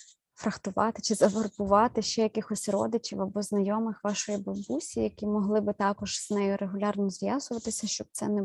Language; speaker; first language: Ukrainian; native; Ukrainian